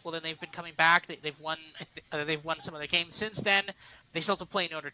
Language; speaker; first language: English; native; English